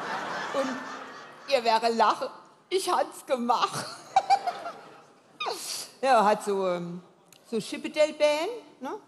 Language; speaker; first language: German; native; German